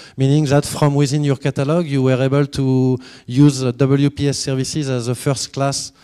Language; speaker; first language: English; non-native, fluent; French